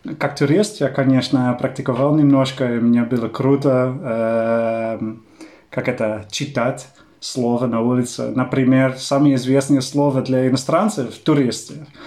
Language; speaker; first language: Russian; non-native, fluent; Dutch